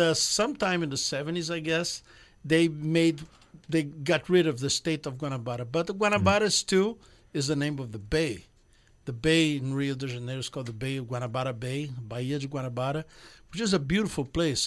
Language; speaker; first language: English; non-native, fluent; Portuguese